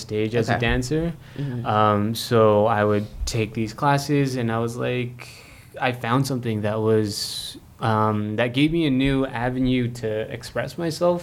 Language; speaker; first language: English; non-native, fluent; Filipino